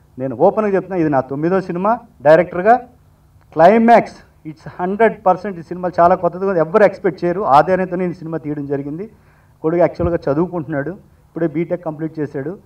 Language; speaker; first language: Telugu; native; Telugu